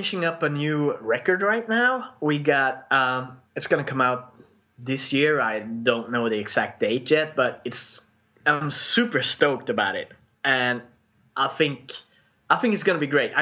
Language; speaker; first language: English; non-native, fluent; Swedish